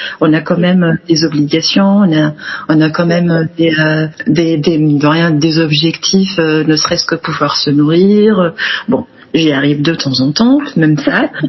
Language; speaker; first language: French; non-native, local second language; Arabic